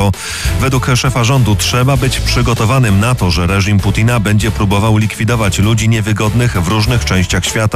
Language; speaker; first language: Polish; native; Polish